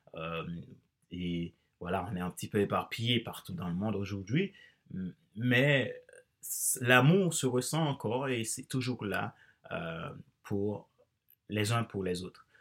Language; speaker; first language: French; non-native, local second language; Haitian Creole